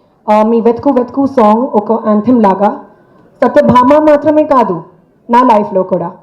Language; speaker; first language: Telugu; non-native, local second language; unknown